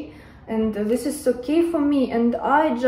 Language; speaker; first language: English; non-native, learner; Russian